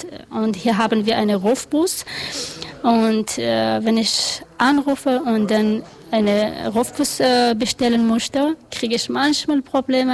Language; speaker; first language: German; non-native, learner; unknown